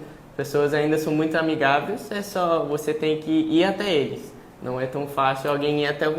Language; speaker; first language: Portuguese; early bilingual, heritage; English